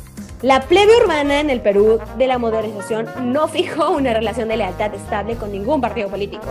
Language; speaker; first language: Spanish; native; Spanish